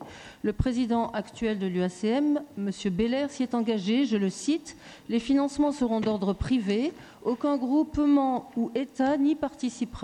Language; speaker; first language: French; native; French